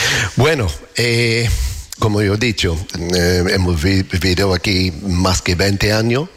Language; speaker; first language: Spanish; non-native, learner; English